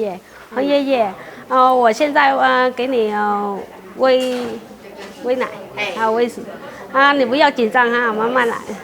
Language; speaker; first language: Chinese; non-native, fluent; Vietnamese